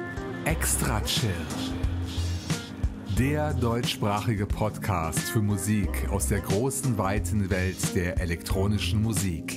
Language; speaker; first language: German; native; German